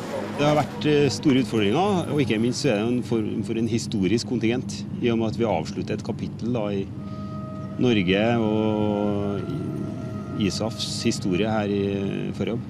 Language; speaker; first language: Norwegian; native; Norwegian